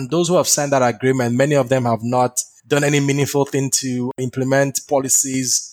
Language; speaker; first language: English; non-native, local second language; Yoruba